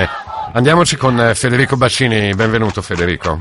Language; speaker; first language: Italian; native; Italian